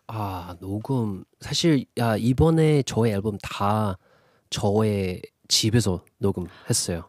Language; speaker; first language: Korean; non-native, fluent; English